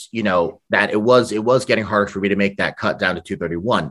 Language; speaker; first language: English; native; English